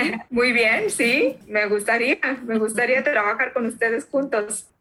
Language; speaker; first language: Spanish; non-native, fluent; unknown